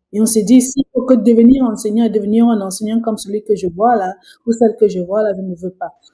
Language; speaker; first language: French; native; French